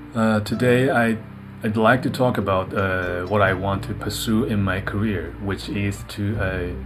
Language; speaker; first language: English; non-native, fluent; Japanese